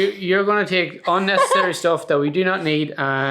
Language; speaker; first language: English; native; English